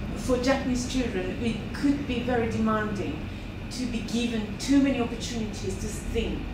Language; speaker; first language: English; non-native, fluent; Japanese